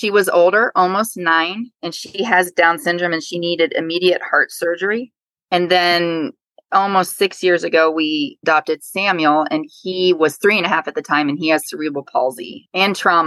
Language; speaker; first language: English; native; English